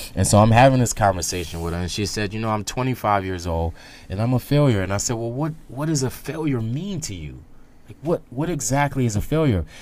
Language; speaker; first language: English; native; English